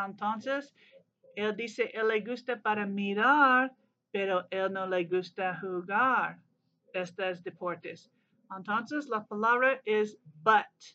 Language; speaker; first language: Spanish; non-native, learner; English